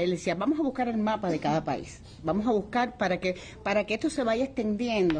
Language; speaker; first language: Spanish; native; Spanish